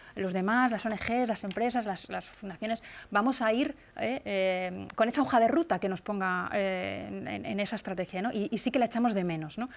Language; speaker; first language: Spanish; native; Spanish